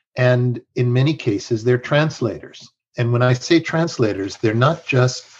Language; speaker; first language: English; early bilingual, other home language; Spanish